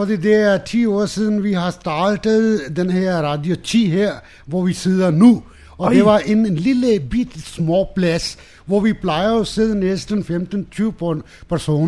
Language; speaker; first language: Danish; non-native, learner; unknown